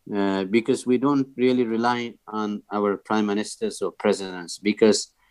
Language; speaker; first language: English; non-native, fluent; Persian